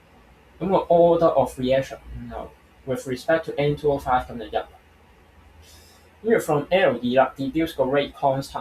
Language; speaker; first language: Cantonese; native; Cantonese